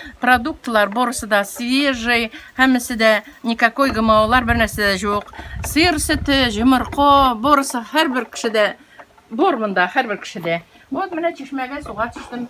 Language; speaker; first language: Tatar; native; Tatar